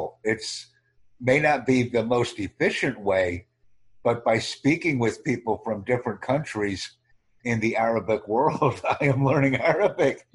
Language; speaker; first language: English; non-native, fluent; Romanian